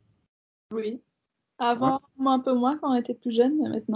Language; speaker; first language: French; non-native, learner; Dutch